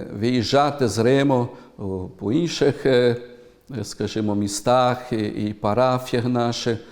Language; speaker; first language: Ukrainian; early bilingual, heritage; Ukrainian